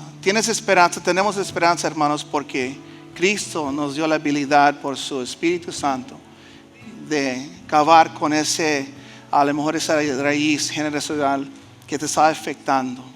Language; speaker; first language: Spanish; early bilingual, heritage; Spanish